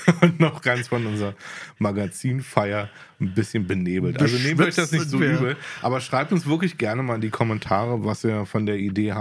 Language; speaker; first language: German; native; German